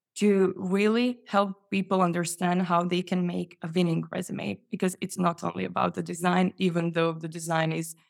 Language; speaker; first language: English; non-native, fluent; Croatian